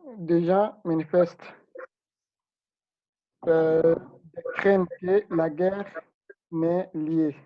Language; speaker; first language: French; non-native, learner; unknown